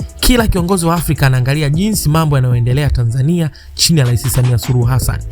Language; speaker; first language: Swahili; native; Swahili